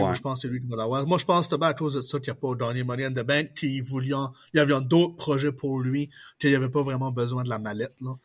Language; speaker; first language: French; native; French